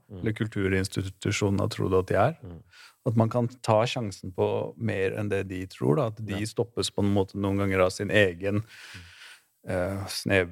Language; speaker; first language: Norwegian; native; Norwegian